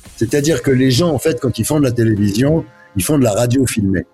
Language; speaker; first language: French; early bilingual, other home language; Italian